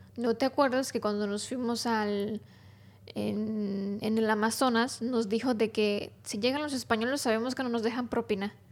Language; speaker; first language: Spanish; non-native, fluent; Romanian